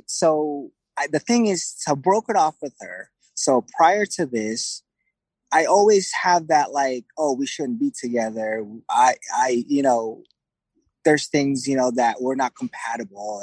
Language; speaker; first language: English; non-native, local second language; Filipino